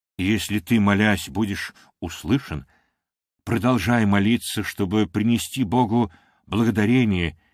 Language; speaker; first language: Russian; non-native, local second language; Armenian